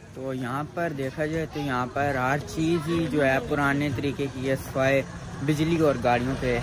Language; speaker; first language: Urdu; non-native, local second language; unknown